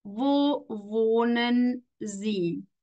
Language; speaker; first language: German; non-native, fluent; Spanish